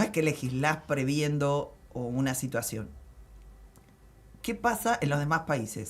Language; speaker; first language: Spanish; native; Spanish